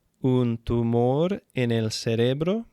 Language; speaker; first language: Spanish; non-native, fluent; English